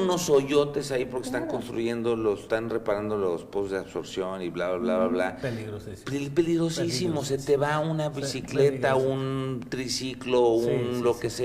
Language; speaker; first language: Spanish; native; Spanish